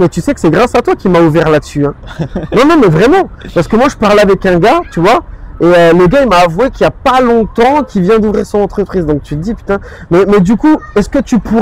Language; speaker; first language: French; native; French